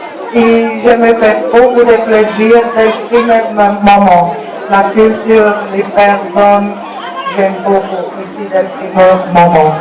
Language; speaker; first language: French; non-native, learner; German